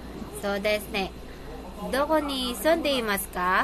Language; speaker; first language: Japanese; non-native, learner; Filipino